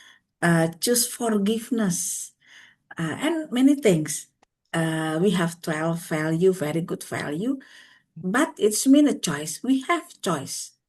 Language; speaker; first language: English; non-native, learner; Indonesian